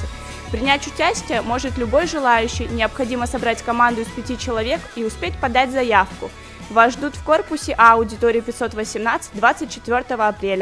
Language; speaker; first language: Russian; native; Russian